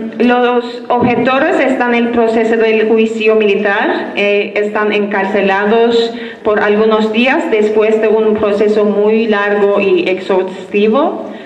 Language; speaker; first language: Spanish; non-native, fluent; Turkish